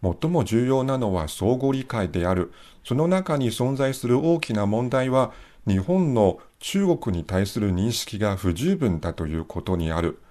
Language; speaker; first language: Japanese; non-native, fluent; Chinese